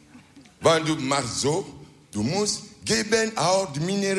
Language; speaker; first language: Dutch; non-native, learner; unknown